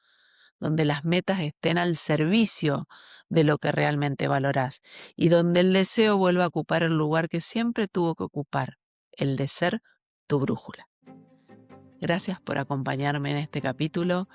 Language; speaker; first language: Spanish; native; Spanish